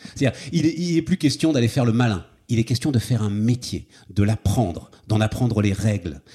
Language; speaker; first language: French; native; French